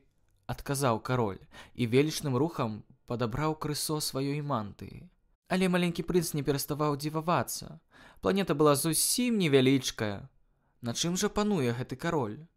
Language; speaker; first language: Belarusian; native; Belarusian